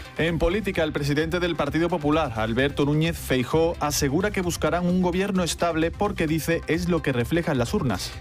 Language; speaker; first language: Spanish; native; Spanish